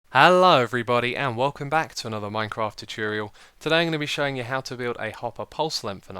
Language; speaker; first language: English; native; English